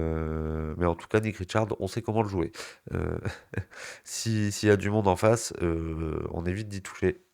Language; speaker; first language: French; native; French